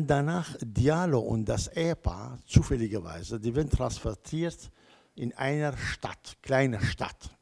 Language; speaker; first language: German; non-native, learner; Kurdish